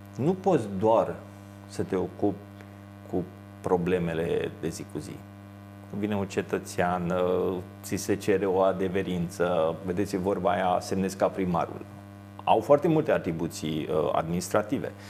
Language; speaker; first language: Romanian; non-native, local second language; Hungarian